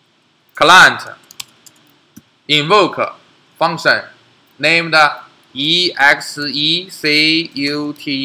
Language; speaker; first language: English; non-native, learner; Chinese